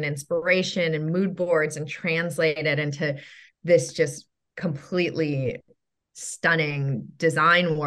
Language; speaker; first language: English; native; English